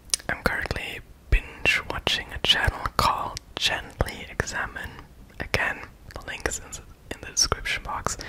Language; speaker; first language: English; non-native, fluent; German